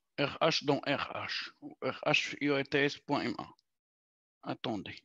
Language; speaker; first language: French; non-native, local second language; Arabic